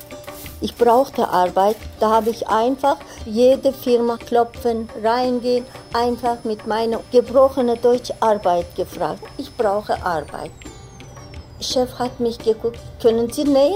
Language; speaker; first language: German; non-native, learner; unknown